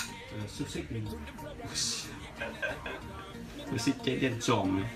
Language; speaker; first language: Vietnamese; native; Vietnamese